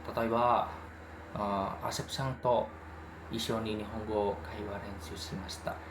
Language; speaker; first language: Japanese; non-native, learner; Indonesian